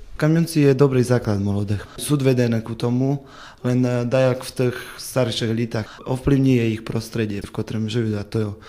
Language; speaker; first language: Slovak; non-native, local second language; Rusyn